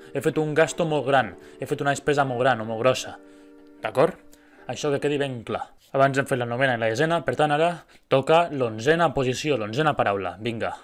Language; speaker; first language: Catalan; native; Catalan